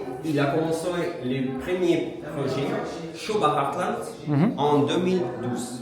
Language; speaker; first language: French; non-native, learner; Italian